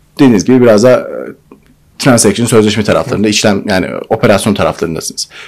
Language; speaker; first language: Turkish; native; Turkish